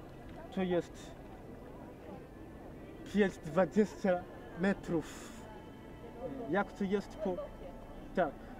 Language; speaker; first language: Polish; non-native, learner; Swahili